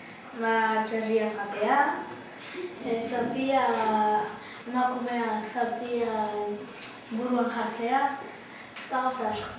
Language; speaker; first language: Basque; early bilingual, other home language; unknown